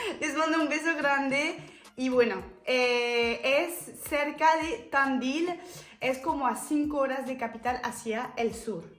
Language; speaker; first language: Spanish; non-native, fluent; French